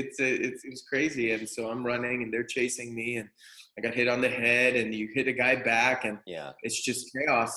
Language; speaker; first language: English; native; English